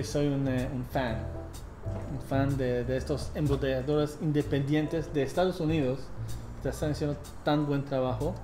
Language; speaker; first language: Spanish; non-native, fluent; English